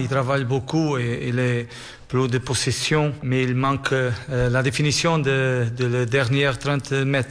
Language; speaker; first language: French; non-native, learner; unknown